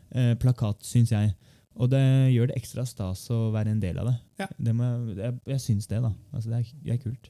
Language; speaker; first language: Norwegian; early bilingual, other home language; Turkish